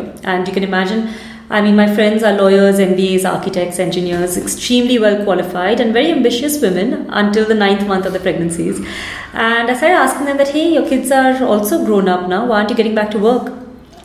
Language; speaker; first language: English; non-native, local second language; Hindi